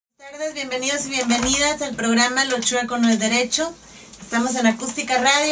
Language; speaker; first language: Spanish; native; Spanish